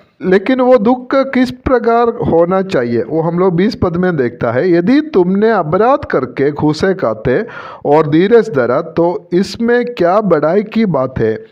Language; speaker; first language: Hindi; non-native, local second language; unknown